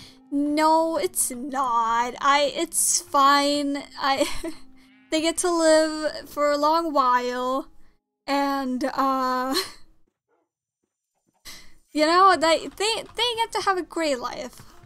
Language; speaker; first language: English; non-native, fluent; Swedish